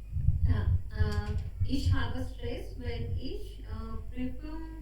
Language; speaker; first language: German; non-native, learner; Hindi